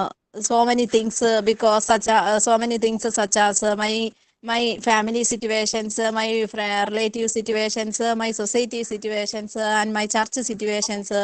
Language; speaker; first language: English; non-native, learner; Malayalam